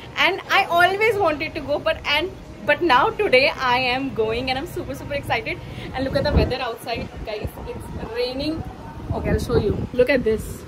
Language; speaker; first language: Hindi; non-native, local second language; Bangla